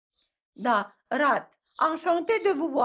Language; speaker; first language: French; non-native, fluent; Russian